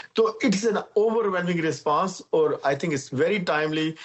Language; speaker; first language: Urdu; native; Urdu